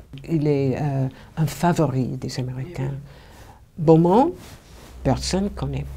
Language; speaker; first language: French; non-native, fluent; English